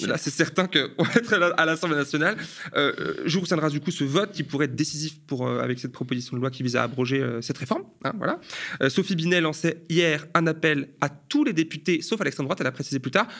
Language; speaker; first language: French; native; French